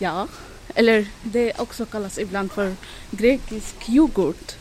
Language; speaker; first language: Swedish; non-native, learner; Arabic